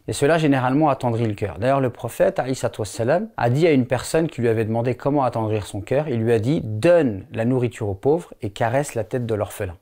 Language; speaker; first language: French; non-native, local second language; Wolof